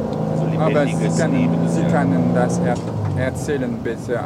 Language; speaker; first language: German; non-native, learner; French